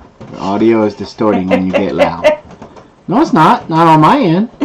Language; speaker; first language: English; native; English